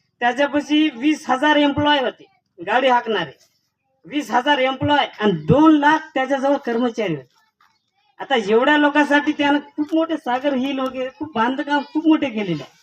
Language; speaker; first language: Marathi; non-native, local second language; Lambadi